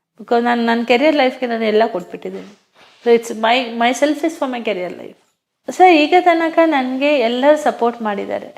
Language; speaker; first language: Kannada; non-native, local second language; Hindi